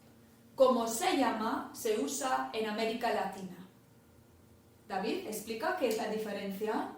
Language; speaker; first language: Spanish; non-native, fluent; English